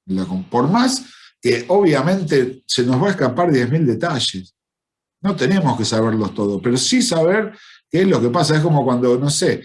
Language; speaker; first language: Spanish; native; Spanish